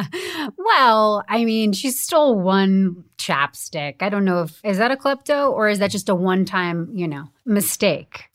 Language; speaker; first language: English; native; English